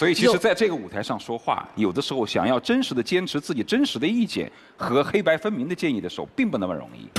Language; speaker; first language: Chinese; native; Chinese